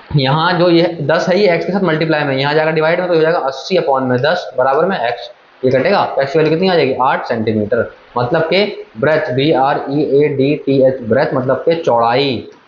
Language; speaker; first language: Hindi; native; Hindi